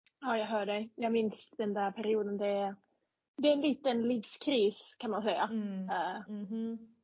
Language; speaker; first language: Swedish; non-native, fluent; Finnish